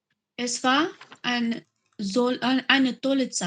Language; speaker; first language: German; non-native, learner; Macedonian